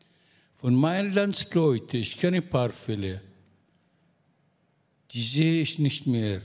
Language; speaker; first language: German; non-native, fluent; Arabic